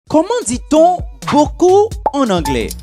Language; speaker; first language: French; non-native, local second language; Haitian Creole